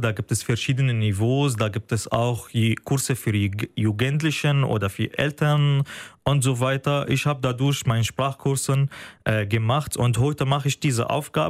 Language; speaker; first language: German; non-native, fluent; Arabic